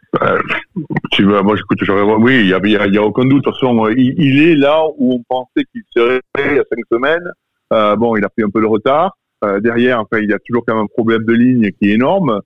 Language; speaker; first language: French; native; French